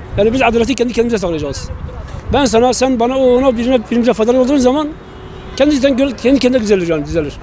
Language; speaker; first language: Turkish; non-native, local second language; Kurdish